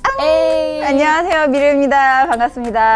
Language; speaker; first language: Korean; native; Korean